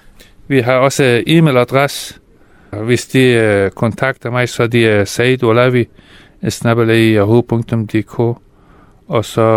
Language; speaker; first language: Danish; non-native, fluent; Persian